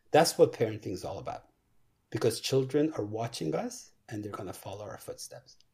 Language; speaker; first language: English; non-native, fluent; Persian